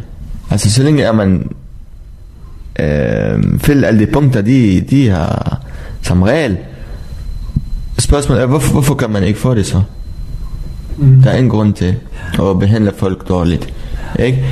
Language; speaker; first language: Danish; non-native, learner; Arabic